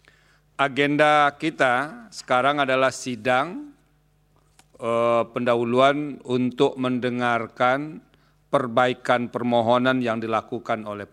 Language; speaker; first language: Indonesian; native; Indonesian